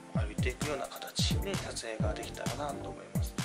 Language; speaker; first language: Japanese; native; Japanese